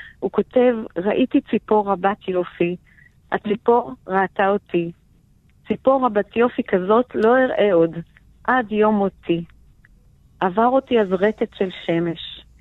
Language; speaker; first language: Hebrew; native; Hebrew